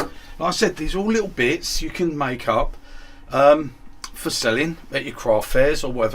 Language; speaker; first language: English; native; English